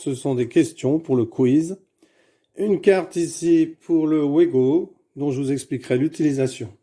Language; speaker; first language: French; native; French